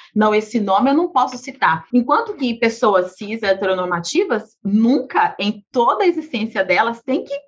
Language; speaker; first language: Portuguese; native; Portuguese